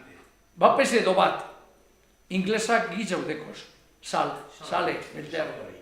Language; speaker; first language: Basque; native; Basque